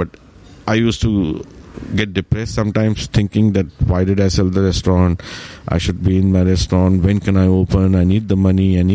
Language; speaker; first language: English; non-native, local second language; Hindi